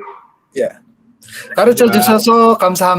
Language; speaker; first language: Korean; non-native, learner; Indonesian